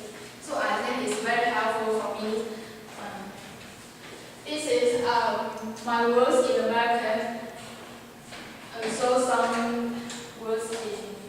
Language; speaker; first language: English; non-native, learner; Chinese